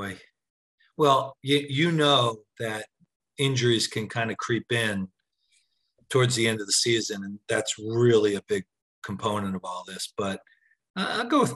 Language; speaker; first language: English; native; English